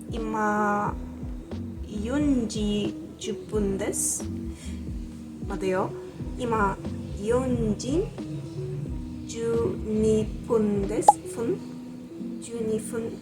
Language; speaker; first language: Japanese; non-native, learner; Spanish